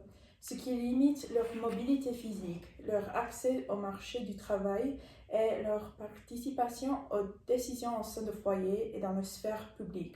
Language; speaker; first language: French; non-native, learner; English